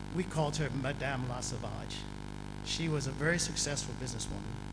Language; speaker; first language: English; native; English